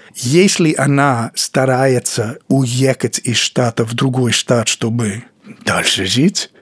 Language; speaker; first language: Russian; non-native, fluent; English